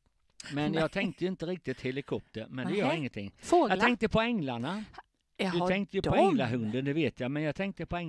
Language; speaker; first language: Swedish; native; Swedish